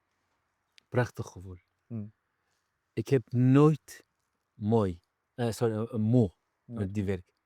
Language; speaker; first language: Dutch; non-native, learner; Arabic